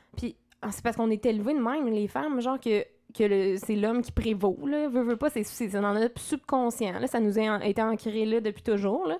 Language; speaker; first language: French; native; French